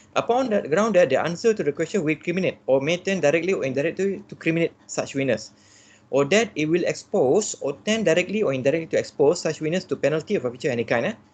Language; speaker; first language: English; non-native, local second language; Malay